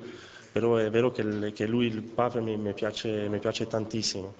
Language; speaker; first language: Italian; non-native, fluent; French